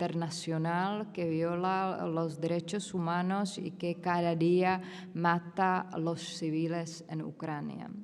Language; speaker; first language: Spanish; non-native, fluent; Czech